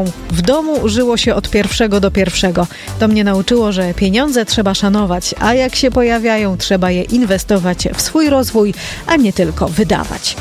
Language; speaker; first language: Polish; native; Polish